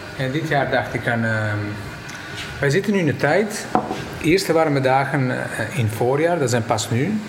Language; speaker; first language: Dutch; non-native, fluent; Croatian